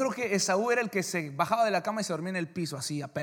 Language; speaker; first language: Spanish; early bilingual, heritage; English